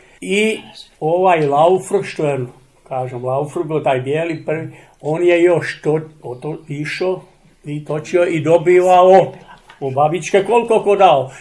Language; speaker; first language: Serbian; non-native, local second language; Czech